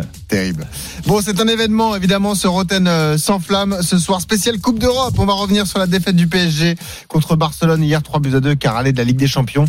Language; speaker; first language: French; native; French